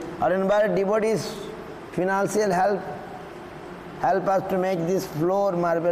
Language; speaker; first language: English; non-native, local second language; Bangla